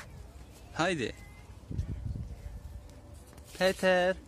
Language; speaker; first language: Turkish; native; Turkish